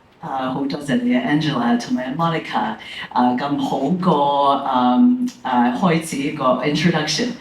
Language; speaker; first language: Cantonese; early bilingual, heritage; English